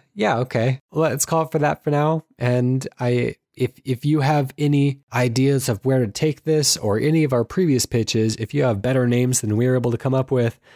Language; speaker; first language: English; native; English